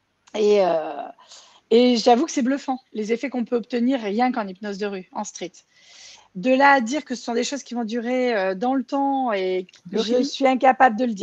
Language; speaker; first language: French; native; French